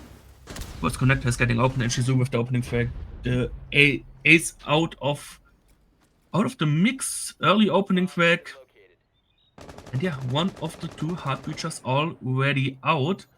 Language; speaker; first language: English; non-native, fluent; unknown